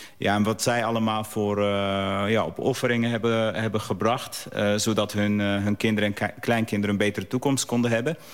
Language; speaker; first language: Dutch; early bilingual, other home language; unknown